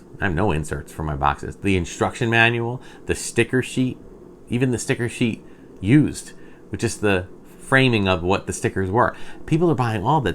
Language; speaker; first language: English; native; English